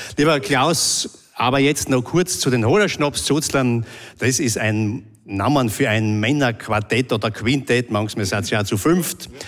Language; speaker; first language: German; native; German